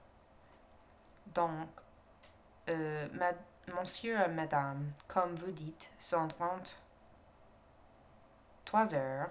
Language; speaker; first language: French; non-native, learner; English